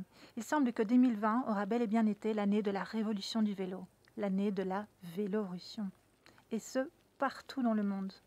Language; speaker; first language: French; native; French